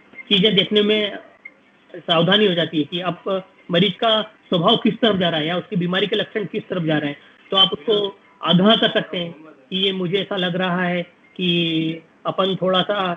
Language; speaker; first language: Hindi; native; Hindi